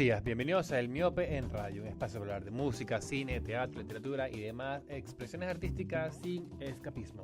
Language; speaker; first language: Spanish; native; Spanish